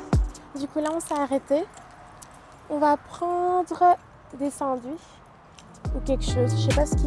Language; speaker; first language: French; native; French